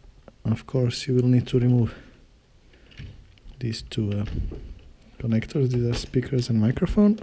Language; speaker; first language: English; non-native, fluent; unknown